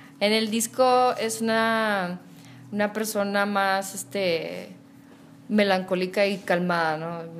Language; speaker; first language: Spanish; native; Spanish